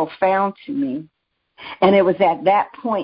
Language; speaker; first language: English; native; English